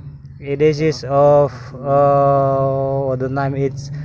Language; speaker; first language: English; non-native, learner; Indonesian